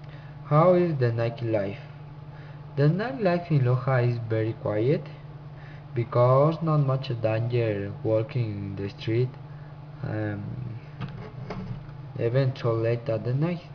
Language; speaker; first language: English; non-native, learner; Spanish